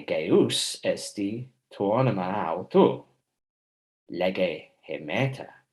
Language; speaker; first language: Greek; non-native, fluent; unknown